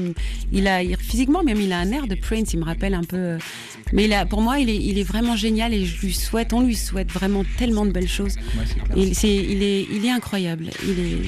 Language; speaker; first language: French; native; French